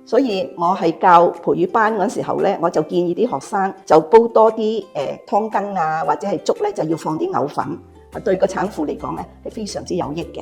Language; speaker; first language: Cantonese; native; Cantonese